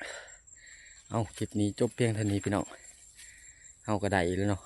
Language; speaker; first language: Thai; non-native, local second language; Northeastern Thai